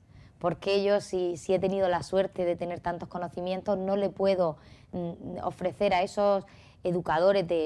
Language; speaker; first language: Spanish; native; Spanish